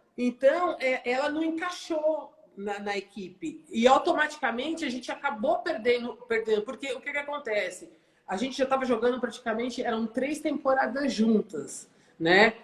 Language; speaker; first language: Portuguese; native; Portuguese